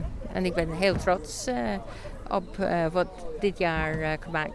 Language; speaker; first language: Dutch; non-native, fluent; English